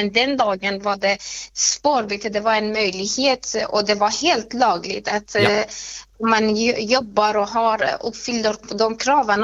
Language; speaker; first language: Swedish; non-native, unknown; Persian